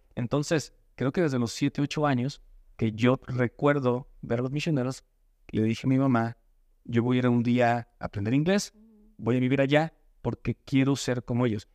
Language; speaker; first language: Spanish; native; Spanish